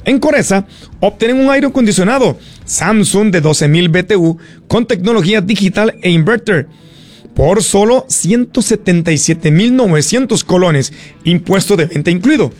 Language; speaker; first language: Spanish; native; Spanish